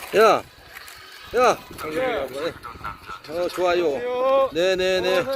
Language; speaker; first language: Korean; non-native, learner; Thai